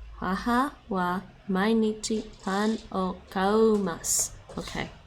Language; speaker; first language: Japanese; non-native, learner; English